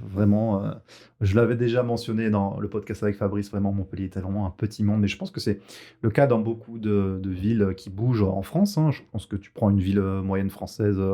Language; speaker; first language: French; native; French